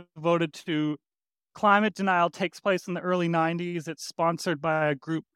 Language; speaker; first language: English; native; English